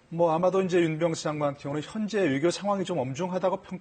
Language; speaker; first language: Korean; native; Korean